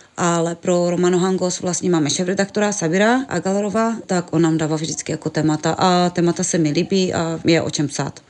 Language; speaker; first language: Czech; non-native, local second language; Romany